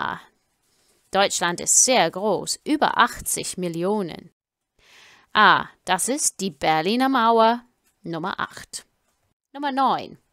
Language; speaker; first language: German; non-native, fluent; English